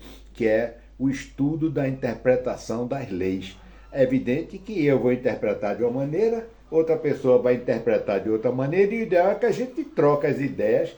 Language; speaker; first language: Portuguese; native; Portuguese